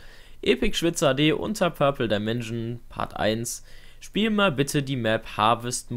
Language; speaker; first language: German; native; German